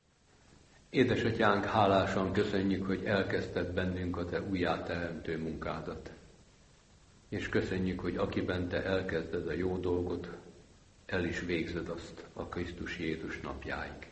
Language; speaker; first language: Hungarian; native; Hungarian